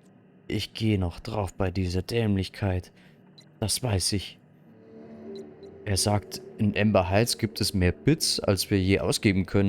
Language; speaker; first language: German; native; German